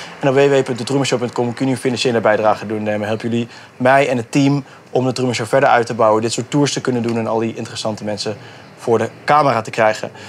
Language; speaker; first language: Dutch; native; Dutch